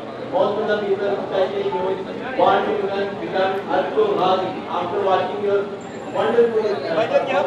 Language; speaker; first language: English; non-native, local second language; Urdu